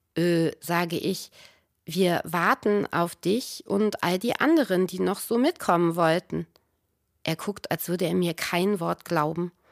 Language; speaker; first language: German; native; German